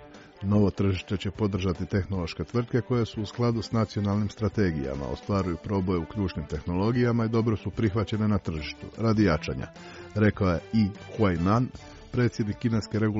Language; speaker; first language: Croatian; non-native, fluent; Chinese